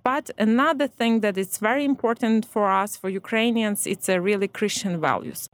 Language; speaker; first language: English; non-native, fluent; Ukrainian